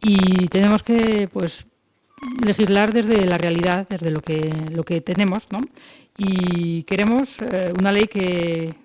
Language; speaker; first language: Spanish; native; Spanish